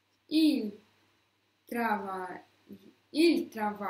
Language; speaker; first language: French; non-native, learner; Russian